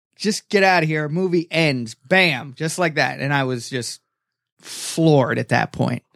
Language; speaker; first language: English; native; English